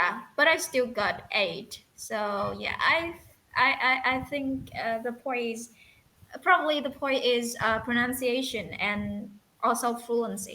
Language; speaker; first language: English; non-native, fluent; Vietnamese